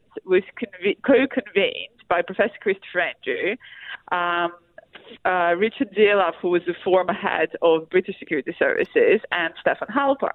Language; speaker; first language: English; non-native, fluent; Russian